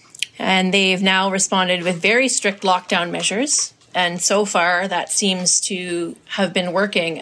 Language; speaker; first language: English; native; English